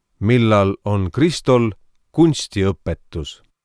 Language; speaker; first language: Estonian; native; Estonian